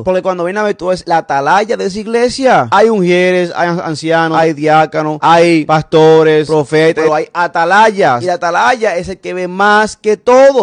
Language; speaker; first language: Spanish; native; Spanish